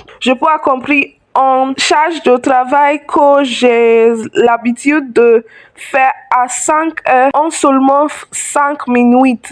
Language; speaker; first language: French; non-native, learner; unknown